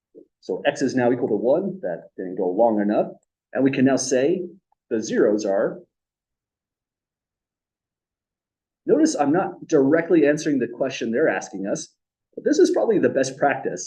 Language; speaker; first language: English; native; English